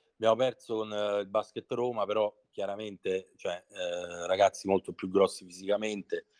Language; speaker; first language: Italian; native; Italian